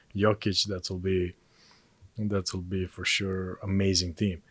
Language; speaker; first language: English; non-native, fluent; Serbian